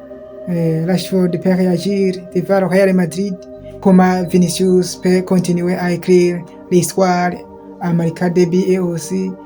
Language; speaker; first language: French; non-native, local second language; Kinyarwanda